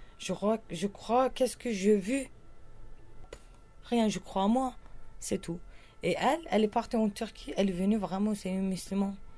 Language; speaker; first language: French; non-native, learner; Kurdish